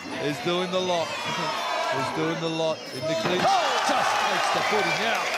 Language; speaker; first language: English; native; English